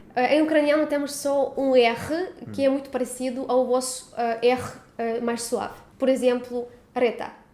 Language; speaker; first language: Portuguese; non-native, fluent; Ukrainian